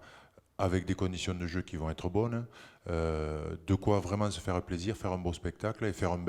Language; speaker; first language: French; native; French